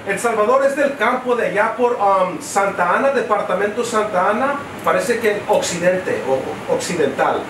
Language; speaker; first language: Spanish; early bilingual, heritage; Spanish